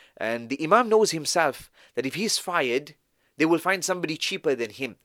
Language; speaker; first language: English; native; English